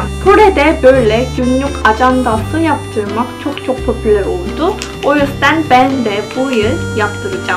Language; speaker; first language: Turkish; non-native, fluent; Korean